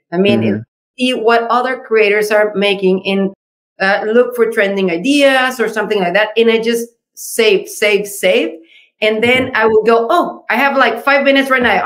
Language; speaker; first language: English; non-native, fluent; Spanish